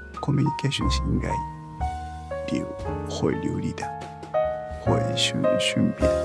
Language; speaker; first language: Chinese; non-native, learner; Japanese